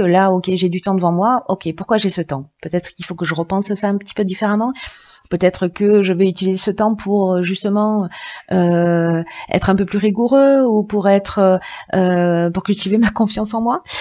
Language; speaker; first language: French; native; French